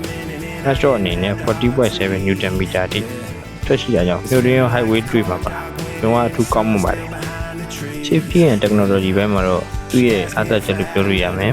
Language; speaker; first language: Burmese; native; Burmese